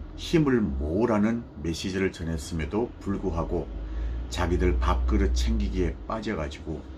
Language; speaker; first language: Korean; native; Korean